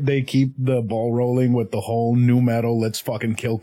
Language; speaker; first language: English; non-native, fluent; Spanish